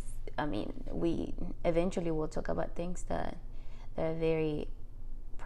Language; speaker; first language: English; non-native, fluent; Spanish